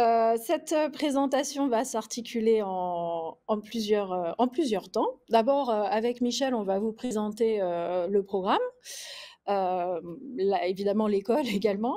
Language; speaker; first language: French; native; French